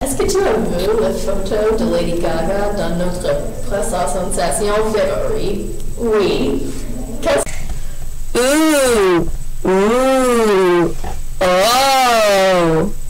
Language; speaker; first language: French; non-native, learner; English